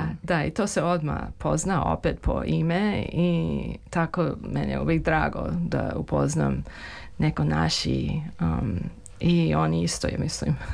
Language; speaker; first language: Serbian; early bilingual, heritage; English